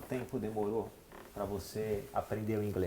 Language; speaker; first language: Portuguese; native; Portuguese